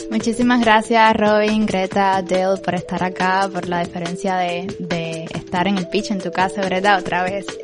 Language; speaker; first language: Spanish; native; Spanish